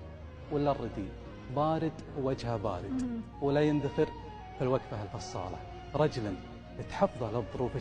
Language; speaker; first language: Arabic; native; Arabic